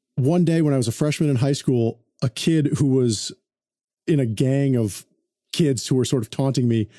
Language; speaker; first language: English; native; English